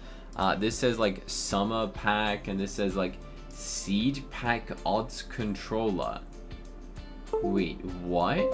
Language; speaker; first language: English; native; English